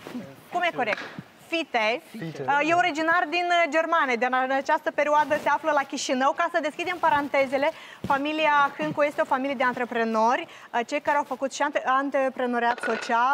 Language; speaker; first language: Romanian; native; Romanian